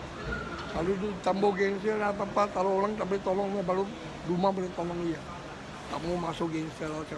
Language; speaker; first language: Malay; non-native, local second language; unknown